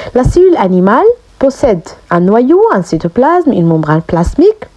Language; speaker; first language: French; non-native, local second language; Arabic